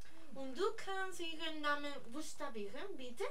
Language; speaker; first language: German; non-native, learner; Spanish